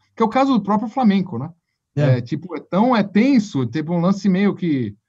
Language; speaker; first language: Portuguese; native; Portuguese